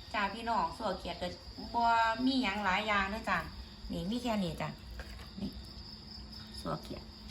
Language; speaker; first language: Thai; native; Thai